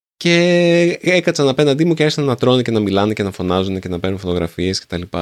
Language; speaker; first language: Greek; native; Greek